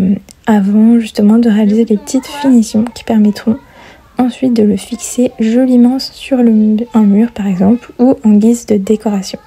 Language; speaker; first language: French; native; French